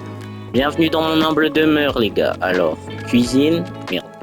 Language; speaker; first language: French; native; French